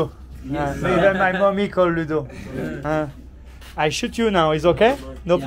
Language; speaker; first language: English; non-native, fluent; French